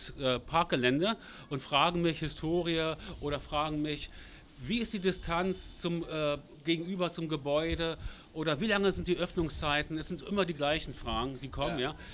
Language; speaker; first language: German; native; German